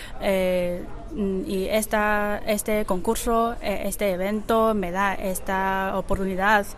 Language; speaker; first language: Spanish; non-native, learner; Chinese